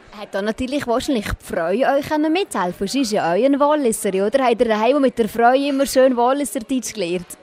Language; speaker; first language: German; native; German